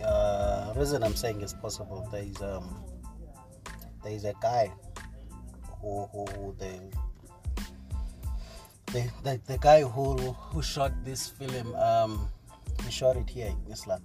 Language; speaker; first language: English; non-native, local second language; Xhosa